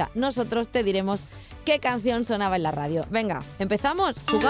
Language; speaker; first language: Spanish; native; Spanish